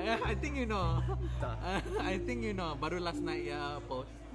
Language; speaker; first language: English; non-native, local second language; Malay